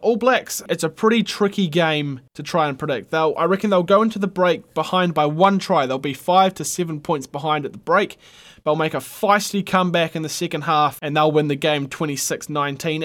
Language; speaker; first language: English; native; English